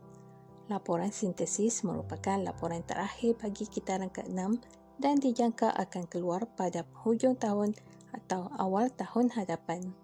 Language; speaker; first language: Malay; native; Malay